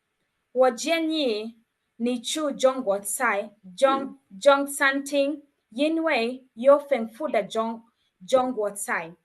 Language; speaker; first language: Chinese; non-native, learner; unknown